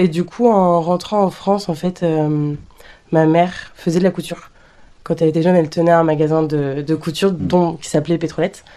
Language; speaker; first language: French; native; French